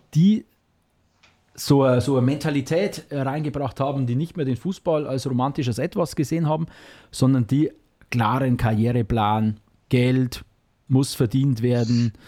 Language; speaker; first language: German; native; German